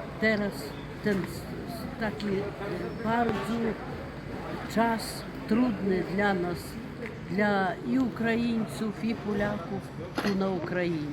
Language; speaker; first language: Polish; early bilingual, heritage; Polish